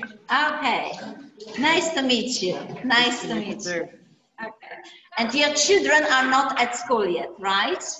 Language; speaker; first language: English; non-native, fluent; Polish